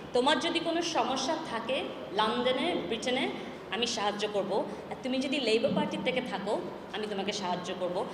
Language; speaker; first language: Bangla; early bilingual, heritage; Bangla